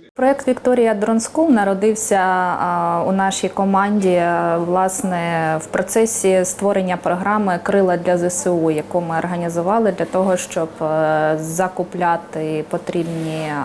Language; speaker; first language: Ukrainian; native; Ukrainian